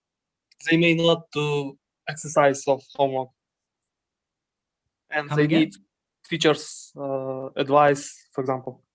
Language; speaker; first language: English; non-native, learner; Kazakh